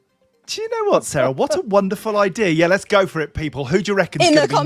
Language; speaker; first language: English; native; English